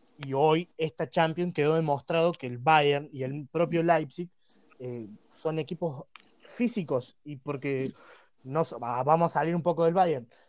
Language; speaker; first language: Spanish; native; Spanish